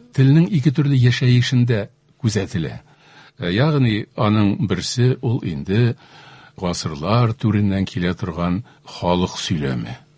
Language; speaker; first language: Tatar; native; Tatar